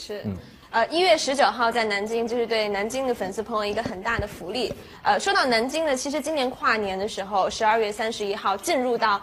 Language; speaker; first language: Chinese; native; Chinese